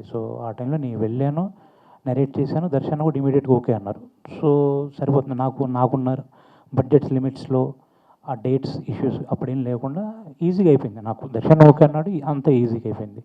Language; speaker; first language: Telugu; native; Telugu